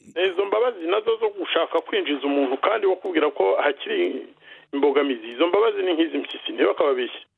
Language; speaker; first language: Kinyarwanda; native; Kinyarwanda